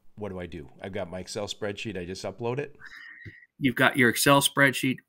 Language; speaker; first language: English; native; English